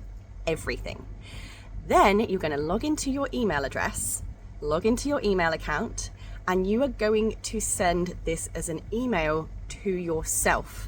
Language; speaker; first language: English; native; English